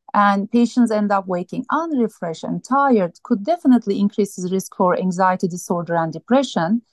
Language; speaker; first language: English; non-native, fluent; Turkish